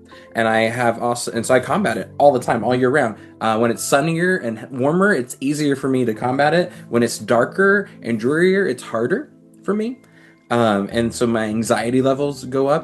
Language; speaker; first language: English; native; English